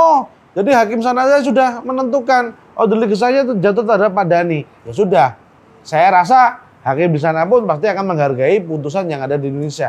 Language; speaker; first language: Indonesian; native; Indonesian